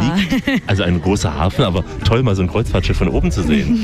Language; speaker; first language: German; native; German